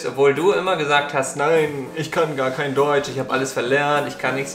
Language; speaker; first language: German; native; German